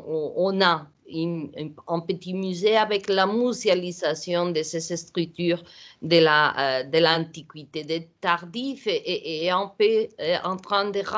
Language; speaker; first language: French; non-native, learner; Portuguese